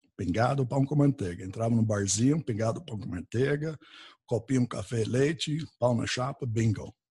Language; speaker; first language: Portuguese; non-native, fluent; English